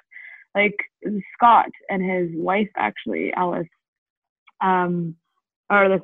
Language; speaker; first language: English; native; English